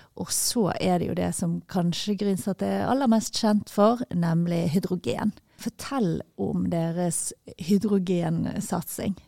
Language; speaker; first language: Norwegian; native; Norwegian